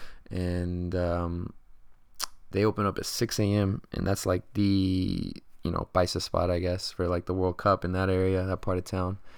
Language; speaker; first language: English; early bilingual, other home language; Spanish